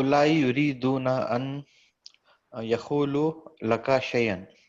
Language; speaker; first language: Arabic; non-native, learner; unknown